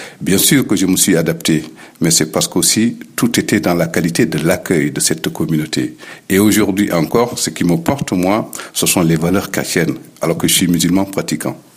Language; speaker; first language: French; non-native, local second language; Fula